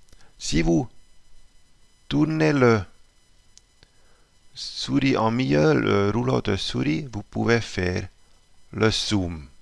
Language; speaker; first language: French; non-native, local second language; German